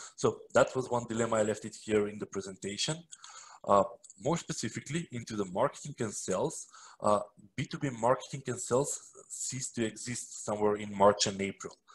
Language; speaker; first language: English; non-native, fluent; Macedonian